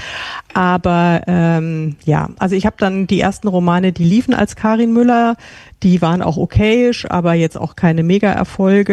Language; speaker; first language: German; native; German